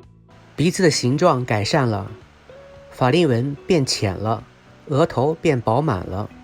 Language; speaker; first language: Chinese; native; Chinese